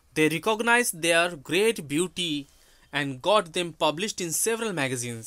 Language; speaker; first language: English; non-native, local second language; Bangla